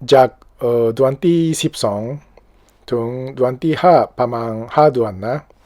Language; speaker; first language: Thai; non-native, learner; Japanese